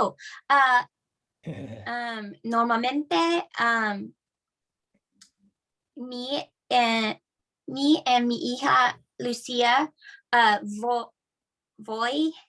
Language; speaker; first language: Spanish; non-native, learner; English